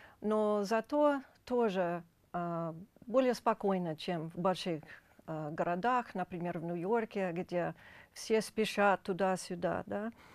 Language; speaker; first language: Russian; non-native, fluent; English